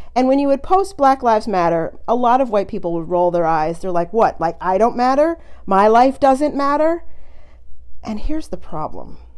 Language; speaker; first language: English; native; English